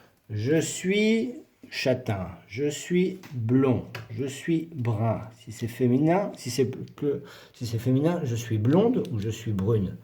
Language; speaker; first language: French; non-native, fluent; Spanish